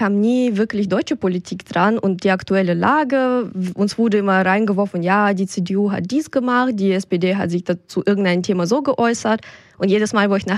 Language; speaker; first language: German; non-native, fluent; Russian